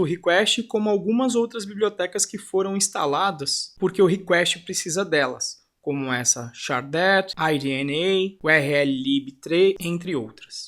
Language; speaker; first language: Portuguese; native; Portuguese